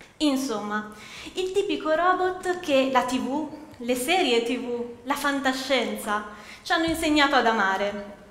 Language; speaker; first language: Italian; native; Italian